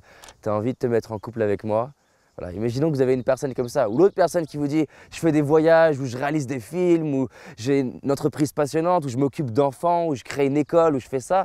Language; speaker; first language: French; native; French